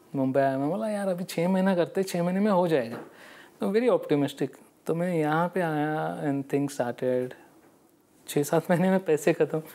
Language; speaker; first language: Hindi; non-native, local second language; Marathi